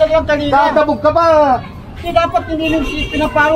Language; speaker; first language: Filipino; native; Filipino